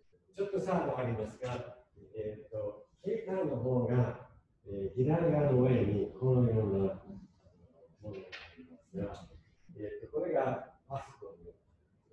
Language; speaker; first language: Japanese; non-native, fluent; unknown